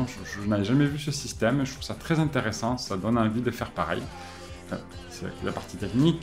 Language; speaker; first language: French; native; French